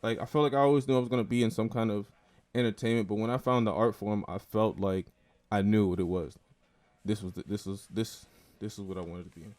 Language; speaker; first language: English; native; English